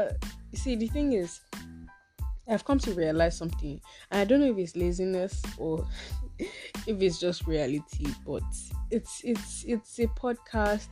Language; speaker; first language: English; non-native, local second language; Yoruba